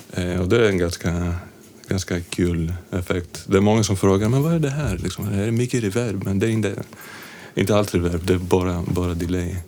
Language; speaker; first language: Swedish; non-native, fluent; Greek